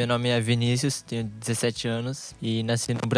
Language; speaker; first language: Portuguese; early bilingual, heritage; Portuguese